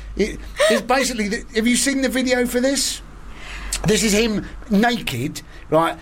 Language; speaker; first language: English; native; English